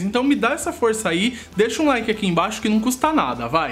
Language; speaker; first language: Portuguese; native; Portuguese